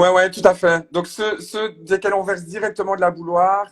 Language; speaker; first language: French; native; French